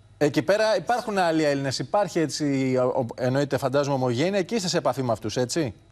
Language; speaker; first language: Greek; native; Greek